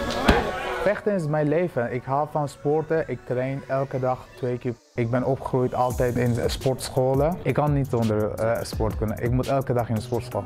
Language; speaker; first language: Dutch; early bilingual, other home language; Persian